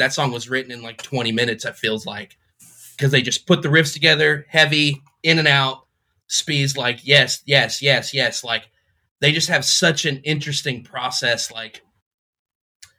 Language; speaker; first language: English; native; English